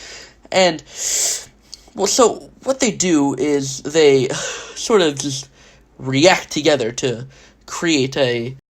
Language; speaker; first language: English; native; English